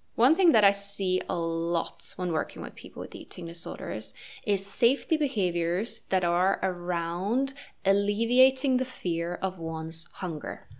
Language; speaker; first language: English; non-native, fluent; Norwegian